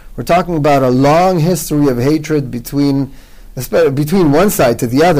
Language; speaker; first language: English; non-native, fluent; Hebrew